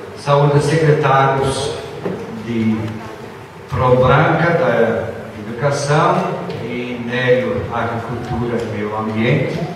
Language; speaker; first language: Portuguese; non-native, fluent; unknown